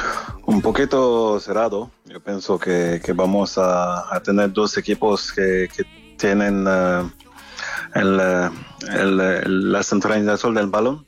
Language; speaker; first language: Spanish; non-native, fluent; French